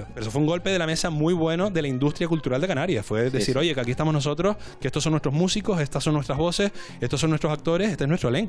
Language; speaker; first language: Spanish; native; Spanish